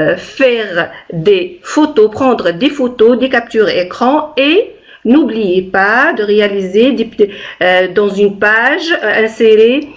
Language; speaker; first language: French; non-native, local second language; Arabic